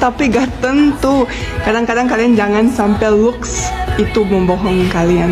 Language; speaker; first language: Indonesian; non-native, fluent; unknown